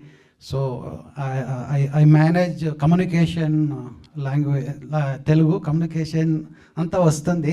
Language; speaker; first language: Telugu; non-native, learner; Kannada